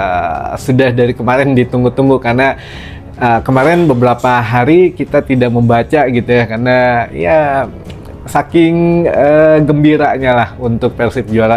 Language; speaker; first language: Indonesian; native; Indonesian